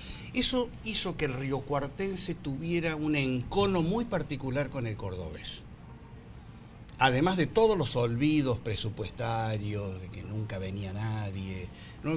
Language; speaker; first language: Spanish; native; Spanish